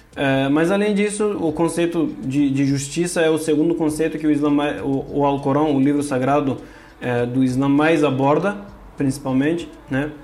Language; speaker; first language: Portuguese; non-native, fluent; Turkish